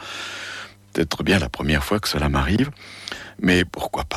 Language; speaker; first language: French; native; French